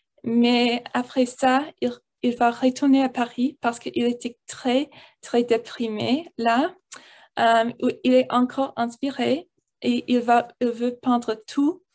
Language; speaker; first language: French; non-native, learner; English